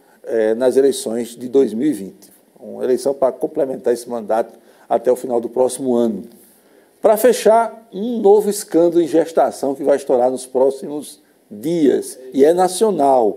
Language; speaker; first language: Portuguese; native; Portuguese